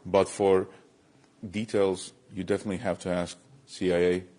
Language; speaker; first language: English; non-native, fluent; Latvian